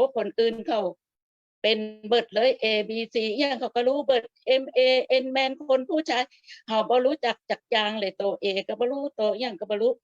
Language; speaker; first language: Thai; non-native, local second language; Lao